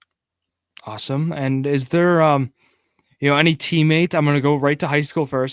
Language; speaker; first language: English; native; English